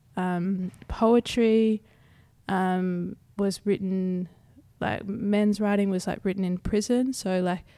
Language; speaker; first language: English; native; English